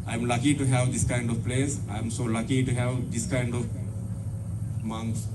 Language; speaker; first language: English; non-native, learner; Sinhala